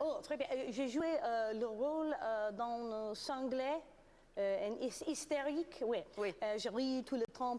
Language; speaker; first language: French; non-native, learner; English